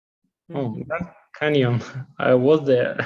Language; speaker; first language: English; non-native, learner; Russian